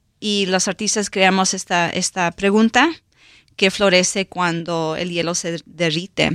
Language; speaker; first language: Spanish; non-native, local second language; English